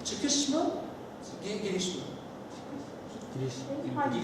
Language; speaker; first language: Turkish; non-native, learner; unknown